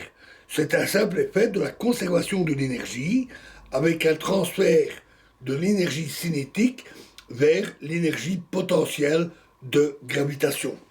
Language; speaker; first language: French; native; French